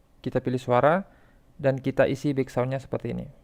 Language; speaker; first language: Indonesian; native; Indonesian